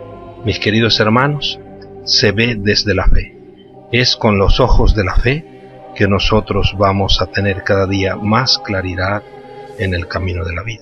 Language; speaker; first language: Spanish; native; Spanish